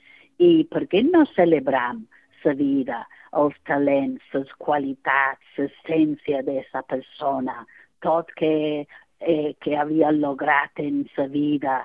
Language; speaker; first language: Catalan; non-native, fluent; English